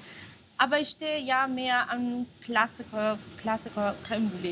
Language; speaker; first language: German; non-native, fluent; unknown